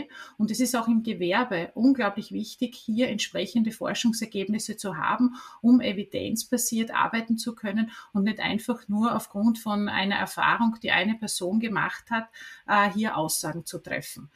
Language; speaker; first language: German; native; German